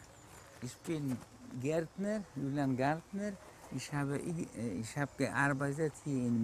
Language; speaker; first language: German; non-native, learner; Polish